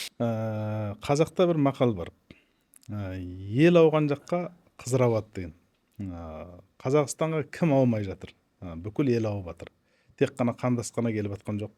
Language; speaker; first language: Kazakh; early bilingual, heritage; Kazakh